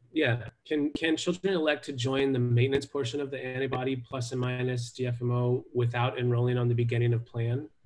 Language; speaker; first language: English; native; English